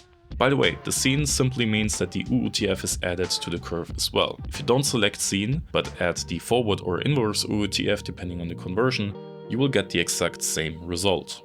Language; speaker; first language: English; non-native, fluent; German